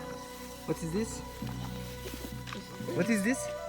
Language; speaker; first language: English; non-native, learner; Turkish